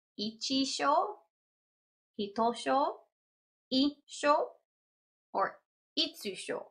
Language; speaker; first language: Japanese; non-native, fluent; English